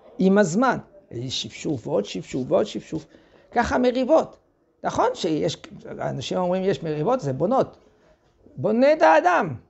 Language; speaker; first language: Hebrew; non-native, fluent; French